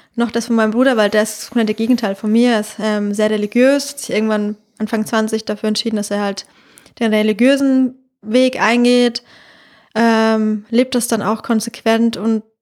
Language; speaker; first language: German; native; German